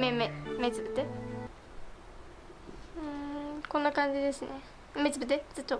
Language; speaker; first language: Japanese; native; Japanese